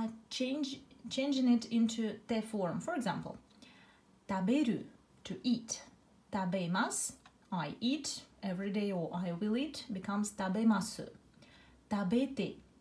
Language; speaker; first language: English; non-native, fluent; Russian